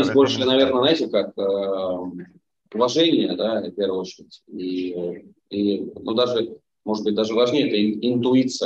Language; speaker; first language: Russian; native; Russian